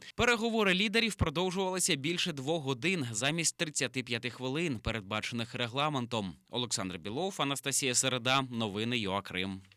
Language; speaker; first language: Ukrainian; native; Ukrainian